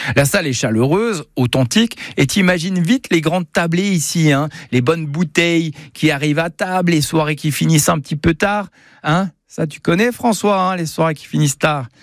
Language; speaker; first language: French; native; French